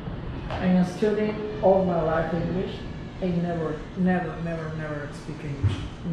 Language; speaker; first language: English; non-native, learner; Spanish